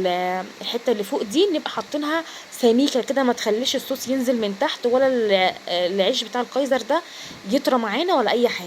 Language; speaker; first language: Arabic; native; Arabic